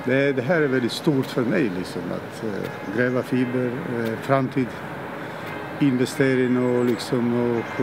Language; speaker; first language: Swedish; non-native, fluent; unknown